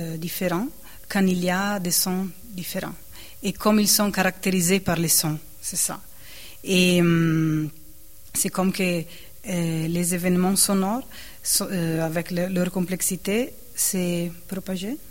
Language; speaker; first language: French; non-native, fluent; Italian